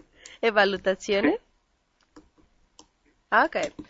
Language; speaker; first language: Italian; non-native, learner; Spanish